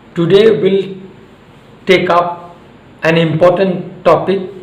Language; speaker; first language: English; non-native, local second language; Assamese